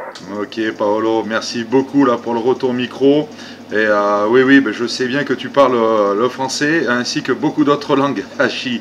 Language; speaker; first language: French; native; French